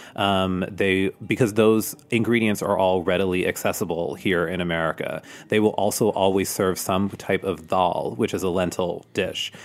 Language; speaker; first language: English; native; English